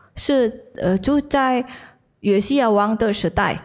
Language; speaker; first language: Chinese; non-native, learner; Indonesian